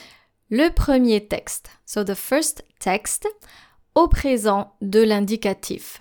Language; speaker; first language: French; non-native, fluent; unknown